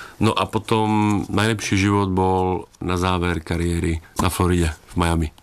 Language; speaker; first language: Slovak; native; Slovak